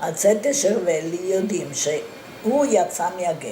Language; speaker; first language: Hebrew; non-native, fluent; Italian